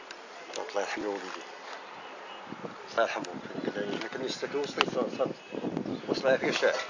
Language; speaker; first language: Arabic; native; Arabic